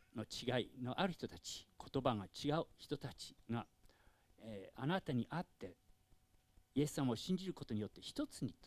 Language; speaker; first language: Japanese; non-native, fluent; English